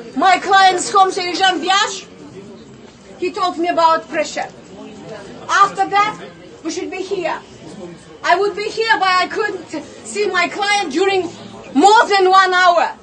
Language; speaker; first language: English; non-native, learner; Russian